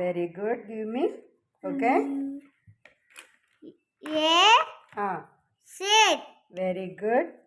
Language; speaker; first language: English; non-native, fluent; Telugu